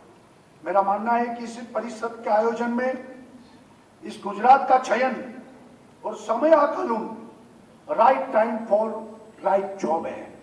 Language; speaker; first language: Hindi; native; Hindi